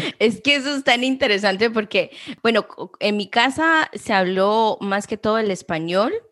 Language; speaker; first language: Spanish; early bilingual, heritage; Spanish